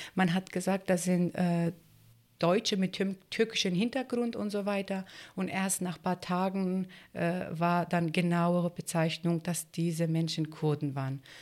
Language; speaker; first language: German; non-native, fluent; Kurdish